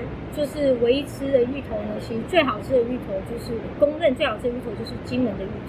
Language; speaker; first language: Chinese; native; Chinese